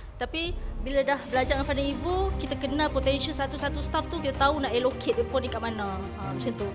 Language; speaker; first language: Malay; native; Malay